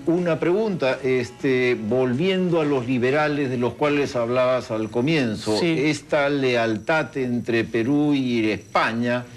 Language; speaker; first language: Spanish; native; Spanish